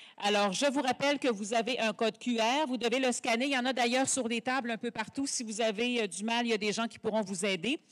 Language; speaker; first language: French; native; French